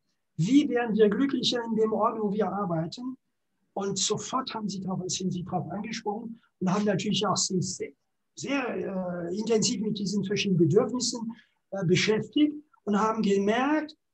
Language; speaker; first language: German; non-native, fluent; French